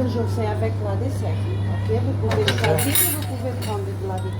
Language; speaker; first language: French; non-native, fluent; Portuguese